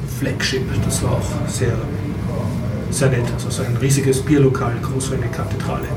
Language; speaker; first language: German; native; German